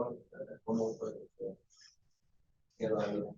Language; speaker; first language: Spanish; native; Spanish